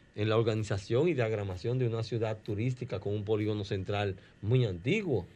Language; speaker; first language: Spanish; native; Spanish